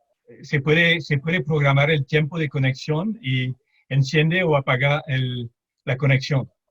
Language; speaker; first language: Spanish; non-native, fluent; French